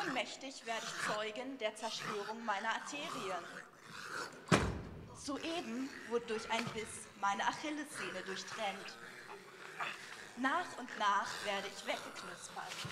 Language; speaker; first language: German; native; German